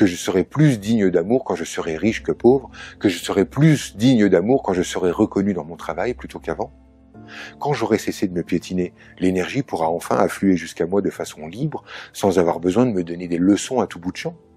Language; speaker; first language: French; native; French